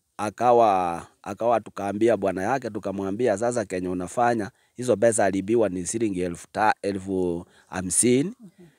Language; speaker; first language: Swahili; non-native, local second language; Gusii